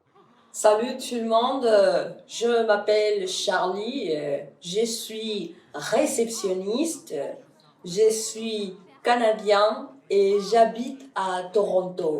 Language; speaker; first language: French; non-native, fluent; Spanish